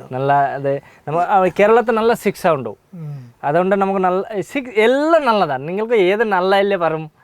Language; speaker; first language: Malayalam; non-native, local second language; Bangla